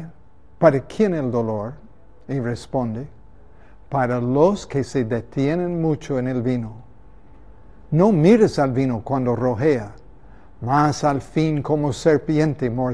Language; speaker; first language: Spanish; native; Spanish